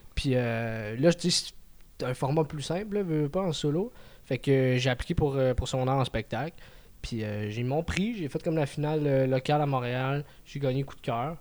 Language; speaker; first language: French; native; French